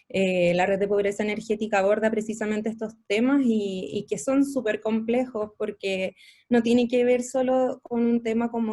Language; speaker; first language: Spanish; native; Spanish